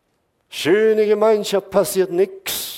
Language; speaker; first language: German; non-native, fluent; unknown